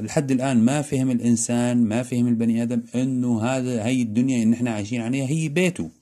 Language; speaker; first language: Arabic; native; Arabic